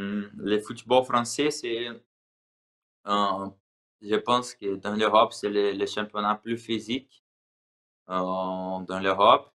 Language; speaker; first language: French; non-native, learner; Portuguese